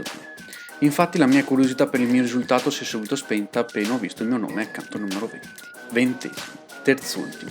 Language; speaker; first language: Italian; native; Italian